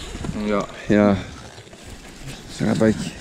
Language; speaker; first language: Indonesian; non-native, learner; English